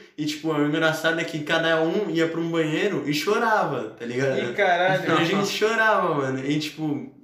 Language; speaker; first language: Portuguese; native; Portuguese